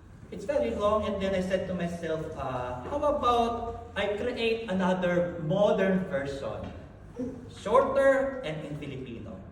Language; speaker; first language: English; non-native, local second language; Filipino